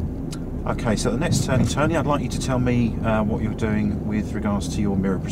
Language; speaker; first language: English; native; English